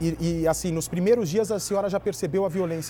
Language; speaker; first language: Portuguese; native; Portuguese